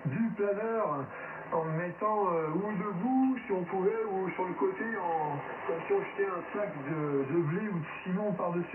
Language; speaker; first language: French; native; French